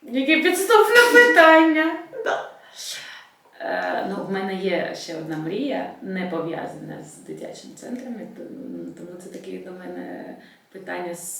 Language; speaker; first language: Ukrainian; non-native, local second language; Russian